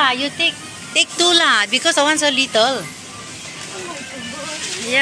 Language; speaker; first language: English; non-native, local second language; Filipino